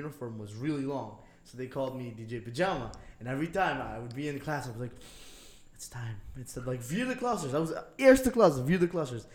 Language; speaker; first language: English; non-native, fluent; Papiamento